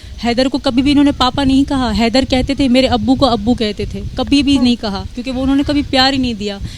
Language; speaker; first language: Hindi; non-native, local second language; Sindhi